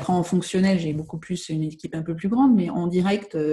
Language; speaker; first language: French; native; French